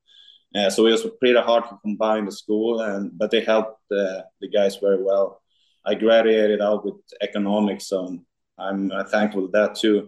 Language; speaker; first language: English; non-native, fluent; Swedish